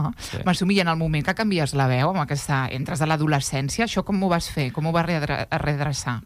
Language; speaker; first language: Catalan; native; Catalan